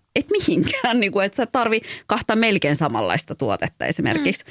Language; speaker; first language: Finnish; early bilingual, other home language; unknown